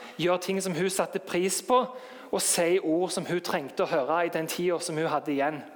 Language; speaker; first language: Norwegian; native; Norwegian